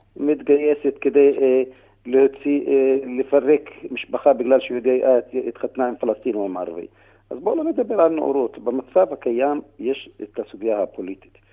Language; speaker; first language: Hebrew; non-native, local second language; Arabic